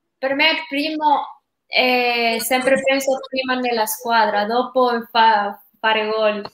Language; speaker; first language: Italian; non-native, learner; Spanish